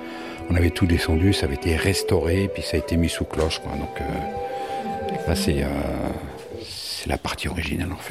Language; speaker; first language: French; native; French